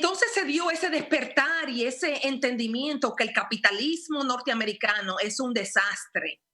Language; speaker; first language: Spanish; early bilingual, heritage; Spanish